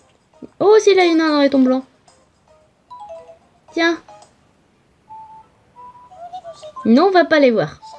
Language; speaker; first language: French; native; French